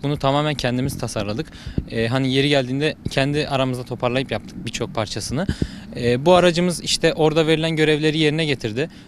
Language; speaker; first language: Turkish; native; Turkish